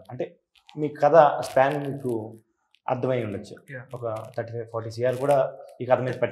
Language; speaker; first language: Telugu; native; Telugu